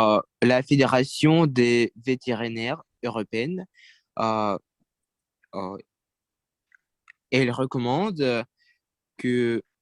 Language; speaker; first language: French; non-native, learner; Russian